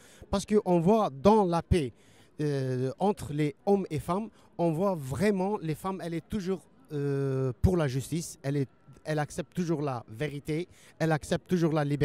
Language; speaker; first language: French; non-native, learner; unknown